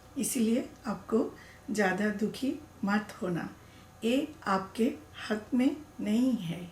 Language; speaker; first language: Hindi; non-native, learner; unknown